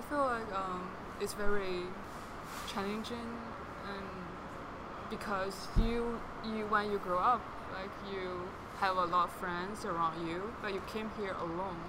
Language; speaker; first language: English; non-native, fluent; Chinese